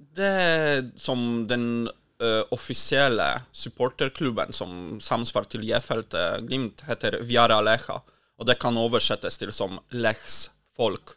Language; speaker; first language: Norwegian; non-native, fluent; Polish